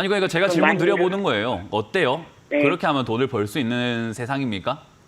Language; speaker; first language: Korean; native; Korean